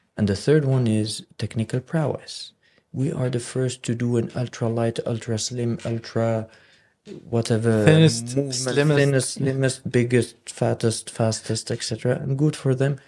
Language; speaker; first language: English; non-native, fluent; Arabic